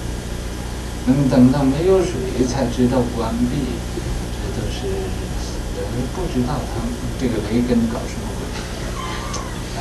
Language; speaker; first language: Chinese; native; Chinese